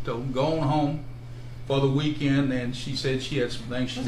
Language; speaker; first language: English; native; English